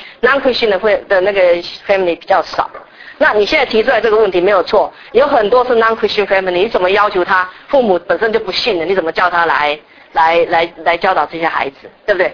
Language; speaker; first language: Chinese; native; Chinese